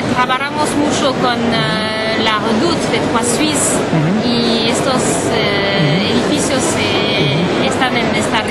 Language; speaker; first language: Spanish; non-native, learner; French